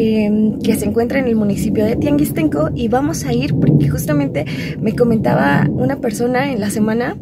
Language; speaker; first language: Spanish; native; Spanish